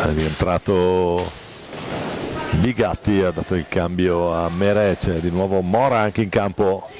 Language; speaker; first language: Italian; native; Italian